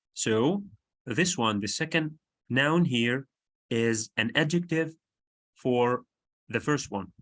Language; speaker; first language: English; non-native, fluent; Arabic